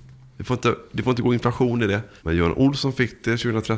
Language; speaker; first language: Swedish; native; Swedish